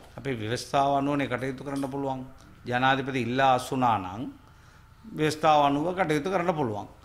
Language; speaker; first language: Sinhala; non-native, local second language; Tamil